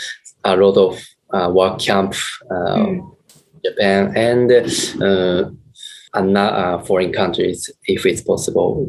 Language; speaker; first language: English; non-native, learner; Japanese